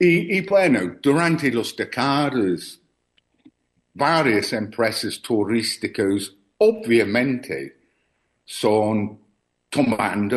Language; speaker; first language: Spanish; non-native, learner; English